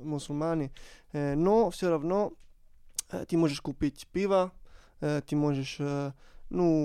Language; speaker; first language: Russian; non-native, learner; Italian